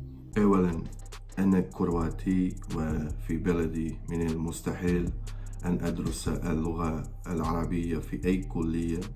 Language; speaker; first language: Arabic; non-native, fluent; Croatian